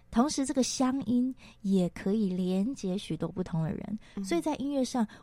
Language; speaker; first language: Chinese; non-native, local second language; Hakka Chinese